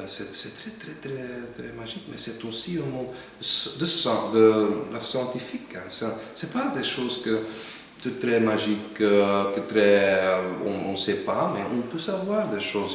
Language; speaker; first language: French; non-native, local second language; Dutch